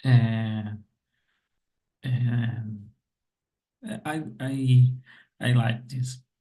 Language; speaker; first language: English; non-native, learner; Portuguese